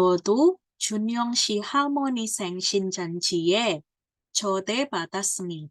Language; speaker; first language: Korean; non-native, learner; Indonesian